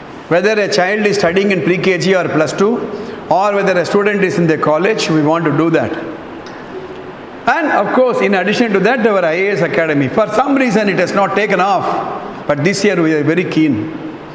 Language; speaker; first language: English; non-native, local second language; Tamil